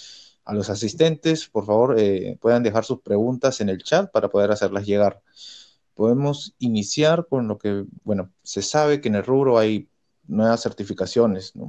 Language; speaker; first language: Spanish; native; Spanish